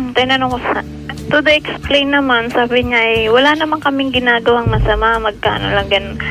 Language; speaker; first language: Filipino; non-native, local second language; Masbatenyo